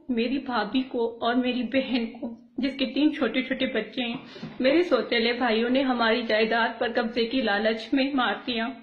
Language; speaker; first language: Urdu; non-native, local second language; Baluchi